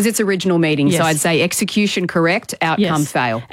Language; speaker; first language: English; native; English